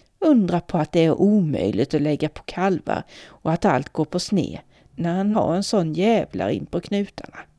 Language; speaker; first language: Swedish; native; Swedish